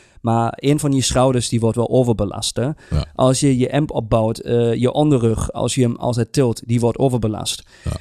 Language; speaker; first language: Dutch; non-native, fluent; German